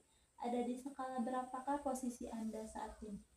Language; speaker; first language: Indonesian; native; Indonesian